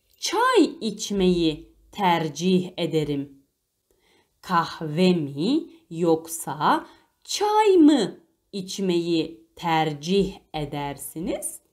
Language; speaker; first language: Turkish; non-native, fluent; Arabic